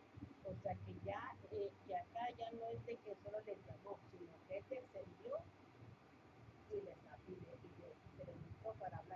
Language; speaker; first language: Spanish; early bilingual, heritage; Spanish